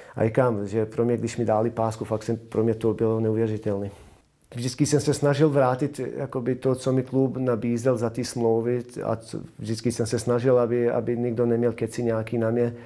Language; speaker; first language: Czech; non-native, fluent; Bosnian